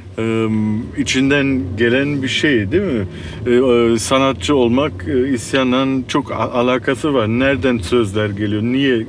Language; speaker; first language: Turkish; early bilingual, heritage; Turkish